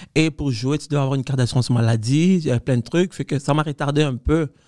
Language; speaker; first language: French; non-native, fluent; Spanish